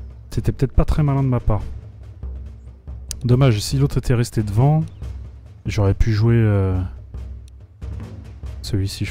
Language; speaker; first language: French; native; French